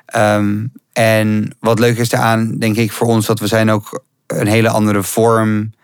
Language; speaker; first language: Dutch; native; Dutch